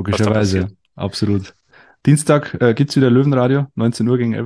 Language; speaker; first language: German; native; German